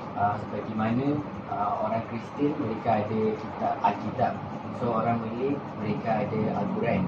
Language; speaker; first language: Malay; non-native, local second language; Tamil